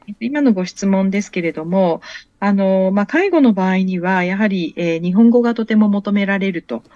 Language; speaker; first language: Japanese; native; Japanese